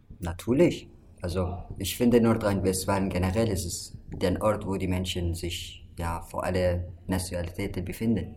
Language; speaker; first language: German; non-native, fluent; Arabic